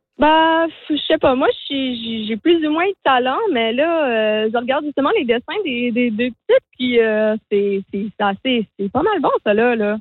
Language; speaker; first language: French; native; French